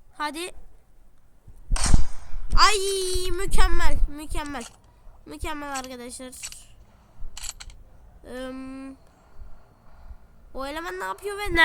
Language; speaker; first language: Turkish; native; Turkish